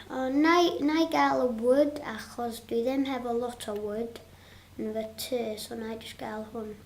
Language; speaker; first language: Welsh; non-native, local second language; English